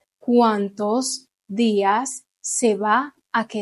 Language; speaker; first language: Spanish; non-native, fluent; Haitian Creole